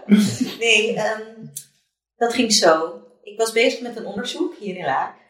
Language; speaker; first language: Dutch; native; Dutch